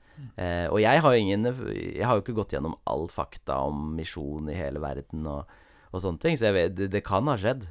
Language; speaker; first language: Norwegian; early bilingual, heritage; Norwegian